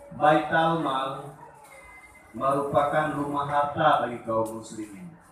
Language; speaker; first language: Malay; non-native, local second language; Achinese